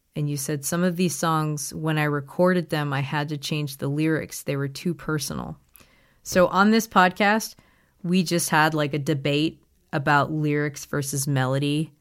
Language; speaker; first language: English; native; English